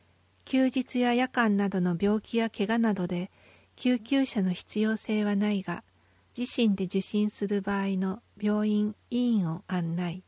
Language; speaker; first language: Japanese; native; Japanese